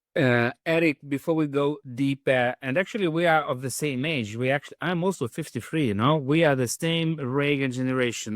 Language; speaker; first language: English; non-native, fluent; Lithuanian